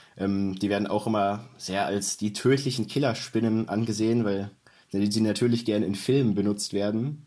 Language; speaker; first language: German; native; German